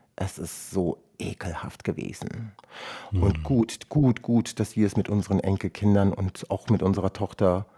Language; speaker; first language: German; non-native, local second language; Romany